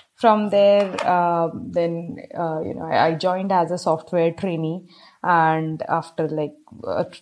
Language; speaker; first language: English; non-native, local second language; Hindi